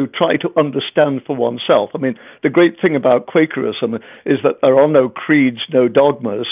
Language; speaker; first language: English; native; English